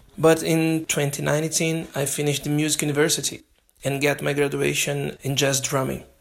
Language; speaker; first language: English; non-native, learner; Portuguese